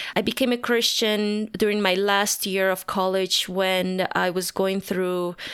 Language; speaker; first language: English; non-native, fluent; Spanish